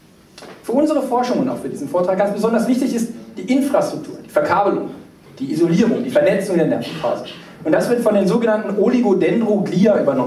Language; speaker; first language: German; native; German